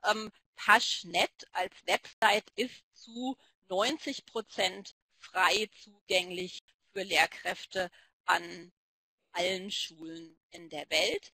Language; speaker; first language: German; native; German